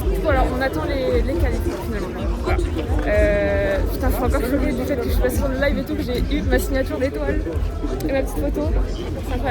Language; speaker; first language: French; native; French